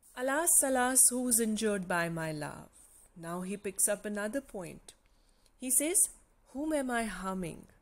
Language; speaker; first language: English; non-native, local second language; Punjabi